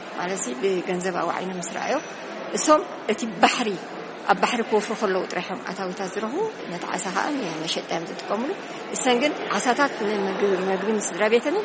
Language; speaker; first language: Tigrinya; non-native, local second language; Afar